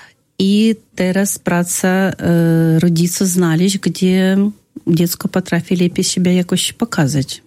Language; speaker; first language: Polish; non-native, fluent; Russian